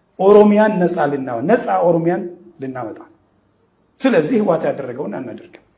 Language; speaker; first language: Amharic; non-native, local second language; Oromo